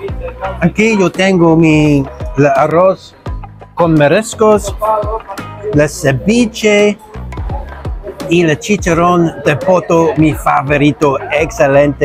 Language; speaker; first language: Spanish; non-native, learner; English